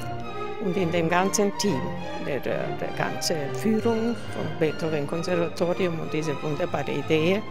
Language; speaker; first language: German; non-native, fluent; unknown